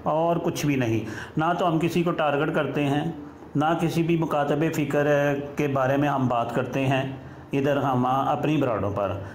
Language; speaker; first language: Urdu; non-native, local second language; Punjabi